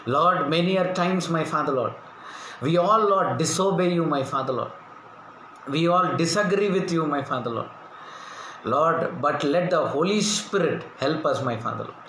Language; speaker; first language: English; non-native, local second language; Telugu